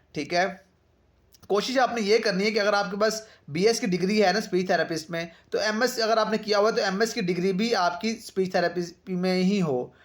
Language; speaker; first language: Urdu; non-native, local second language; Punjabi